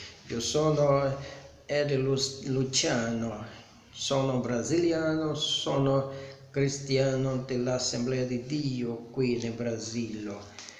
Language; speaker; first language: Italian; non-native, learner; Portuguese